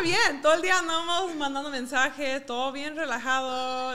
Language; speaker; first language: Spanish; early bilingual, heritage; Spanish